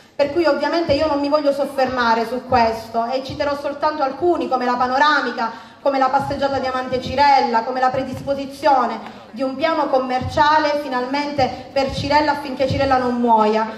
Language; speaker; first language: Italian; native; Italian